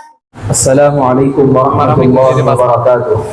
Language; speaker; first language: Arabic; non-native, learner; Urdu